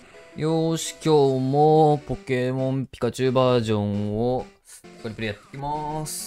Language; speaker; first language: Japanese; native; Japanese